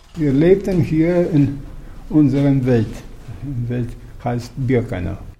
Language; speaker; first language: German; non-native, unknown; Polish